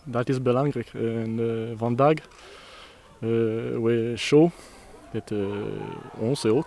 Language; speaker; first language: Dutch; non-native, learner; French